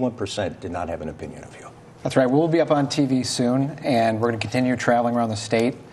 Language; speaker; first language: English; native; English